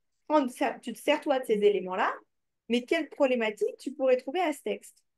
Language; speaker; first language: French; native; French